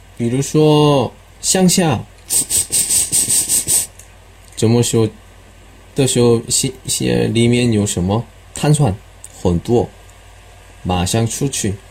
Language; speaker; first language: Chinese; non-native, learner; Korean